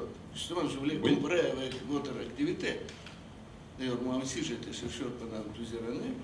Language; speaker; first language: French; non-native, fluent; Russian